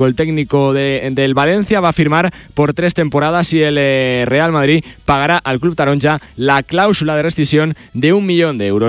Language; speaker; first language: Spanish; native; Spanish